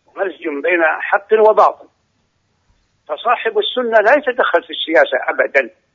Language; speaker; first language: Arabic; native; Arabic